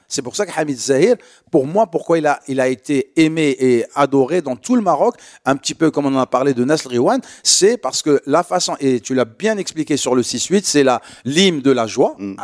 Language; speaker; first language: French; non-native, local second language; Arabic